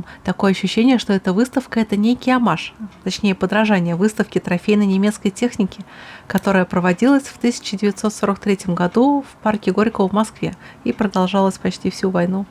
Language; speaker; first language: Russian; native; Russian